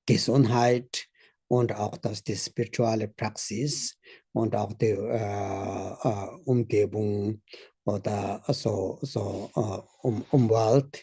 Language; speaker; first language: German; non-native, learner; Tibetan